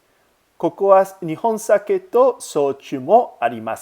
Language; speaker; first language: Japanese; non-native, learner; English